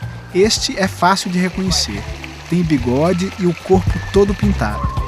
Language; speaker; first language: Portuguese; native; Portuguese